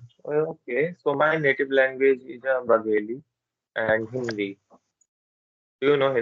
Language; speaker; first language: English; non-native, learner; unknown